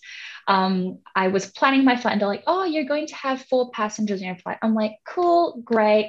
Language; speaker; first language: English; non-native, local second language; Cantonese